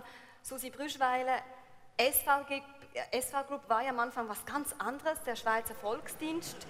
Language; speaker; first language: German; native; German